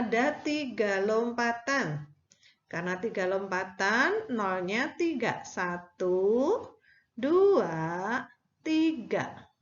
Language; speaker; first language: Indonesian; native; Indonesian